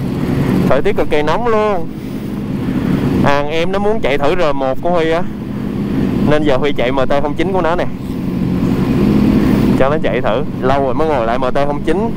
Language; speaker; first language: Vietnamese; native; Vietnamese